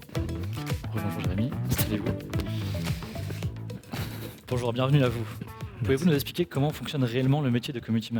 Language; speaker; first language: French; native; French